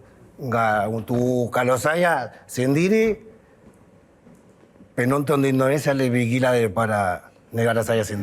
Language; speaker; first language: Indonesian; non-native, fluent; Spanish